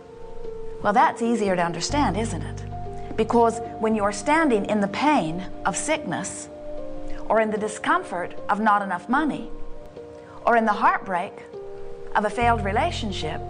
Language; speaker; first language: English; native; English